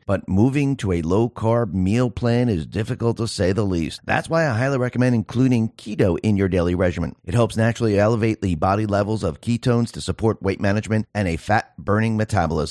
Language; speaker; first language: English; native; English